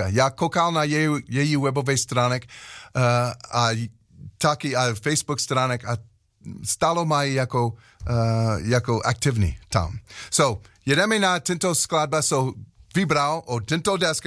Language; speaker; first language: Czech; non-native, learner; English